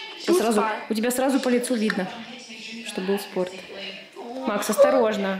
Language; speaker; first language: Russian; native; Russian